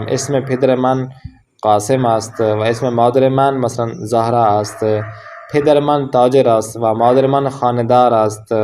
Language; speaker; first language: Persian; non-native, fluent; Urdu